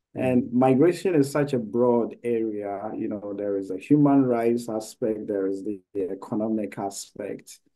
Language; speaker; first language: English; non-native, local second language; Akan